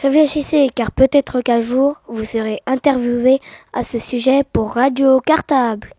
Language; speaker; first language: French; native; French